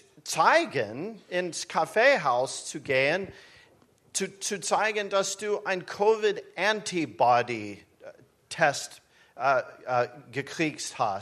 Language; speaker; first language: German; non-native, learner; English